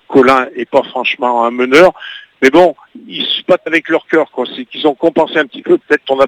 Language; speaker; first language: French; native; French